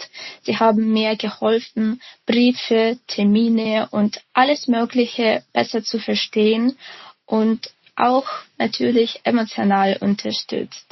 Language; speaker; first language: German; non-native, fluent; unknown